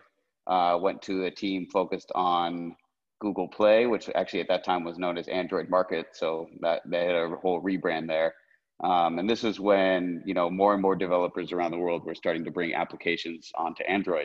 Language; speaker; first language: English; native; English